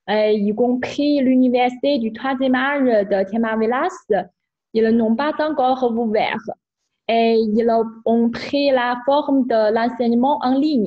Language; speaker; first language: French; non-native, fluent; Chinese